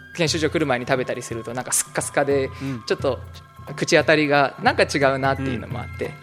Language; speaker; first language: Japanese; early bilingual, other home language; English